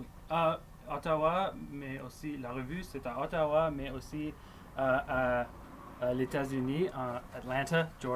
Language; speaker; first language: French; non-native, local second language; English